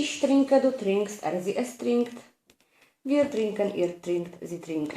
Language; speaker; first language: German; non-native, fluent; Polish